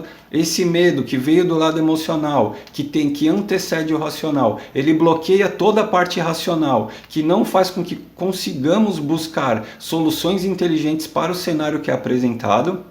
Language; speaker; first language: Portuguese; native; Portuguese